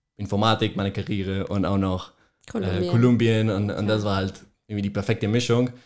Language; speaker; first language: German; non-native, fluent; Spanish